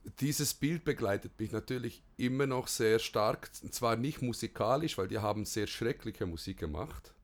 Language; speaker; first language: German; early bilingual, other home language; Bosnian